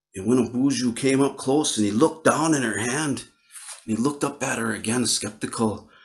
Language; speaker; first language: English; native; English